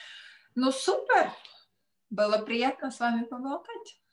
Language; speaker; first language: Russian; non-native, local second language; Latvian